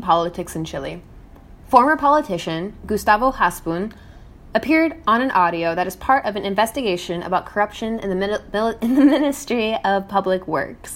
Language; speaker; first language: English; native; English